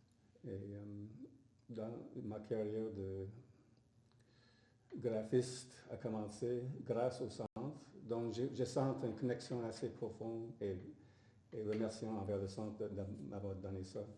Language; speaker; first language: French; non-native, fluent; English